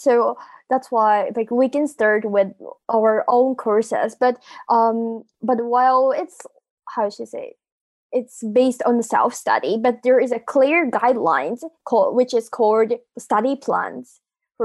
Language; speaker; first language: English; non-native, fluent; Japanese